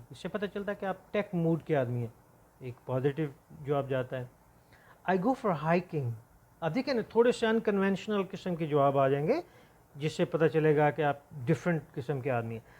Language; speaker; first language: Urdu; non-native, local second language; Punjabi